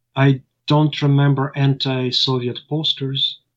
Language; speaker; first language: English; non-native, fluent; Ukrainian